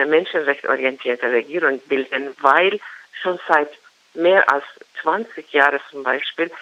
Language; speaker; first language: German; non-native, fluent; Persian